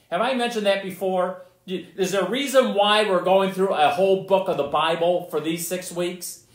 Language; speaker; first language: English; native; English